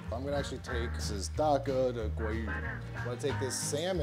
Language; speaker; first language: English; native; English